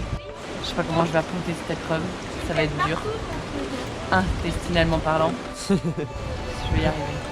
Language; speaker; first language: French; native; French